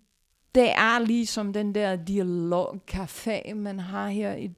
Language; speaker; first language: Danish; non-native, fluent; English